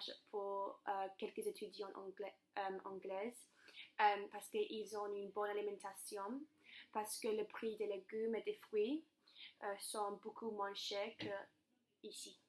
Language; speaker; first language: French; non-native, learner; English